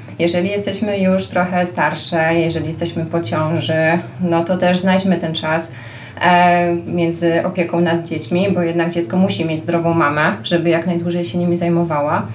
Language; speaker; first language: Polish; native; Polish